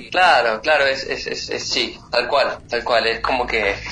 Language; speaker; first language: Spanish; native; Spanish